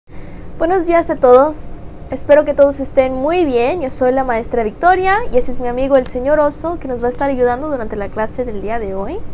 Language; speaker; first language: Spanish; early bilingual, heritage; Spanish